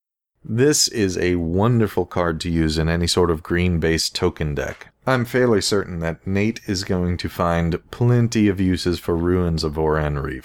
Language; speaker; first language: English; native; English